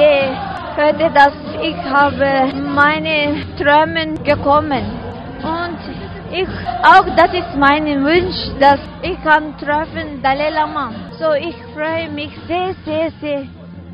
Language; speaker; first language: German; non-native, learner; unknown